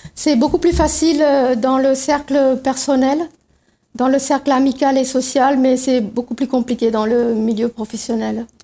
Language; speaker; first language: French; non-native, local second language; Tamil